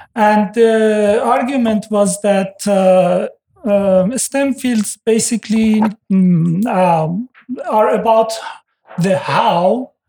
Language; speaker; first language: English; non-native, fluent; Persian